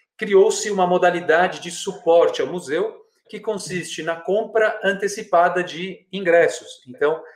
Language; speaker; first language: Portuguese; non-native, fluent; Italian